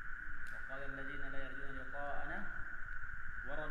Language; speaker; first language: Arabic; non-native, fluent; Indonesian